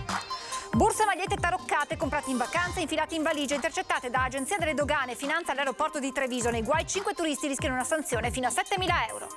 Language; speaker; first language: Italian; native; Italian